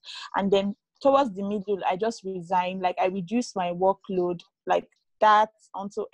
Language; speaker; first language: English; non-native, local second language; Yoruba